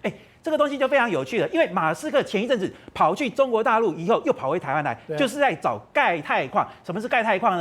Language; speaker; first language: Chinese; native; Chinese